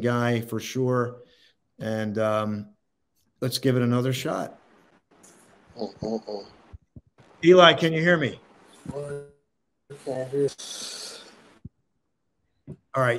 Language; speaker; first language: English; native; English